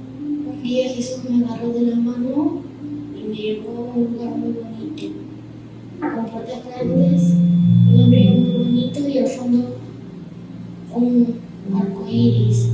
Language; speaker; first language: Spanish; early bilingual, heritage; Spanish